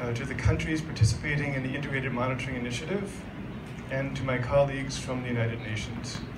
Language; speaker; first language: English; native; English